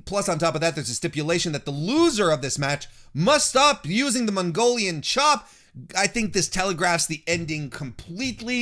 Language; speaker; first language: English; native; English